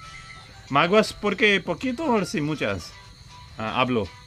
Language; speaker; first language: Spanish; non-native, learner; Hindi